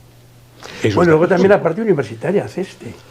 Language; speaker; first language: Spanish; native; Spanish